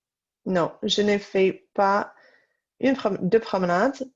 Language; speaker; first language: French; non-native, fluent; English